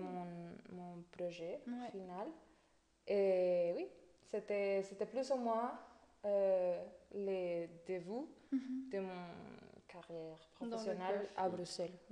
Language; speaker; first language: French; non-native, fluent; Spanish